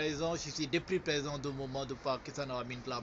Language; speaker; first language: French; non-native, fluent; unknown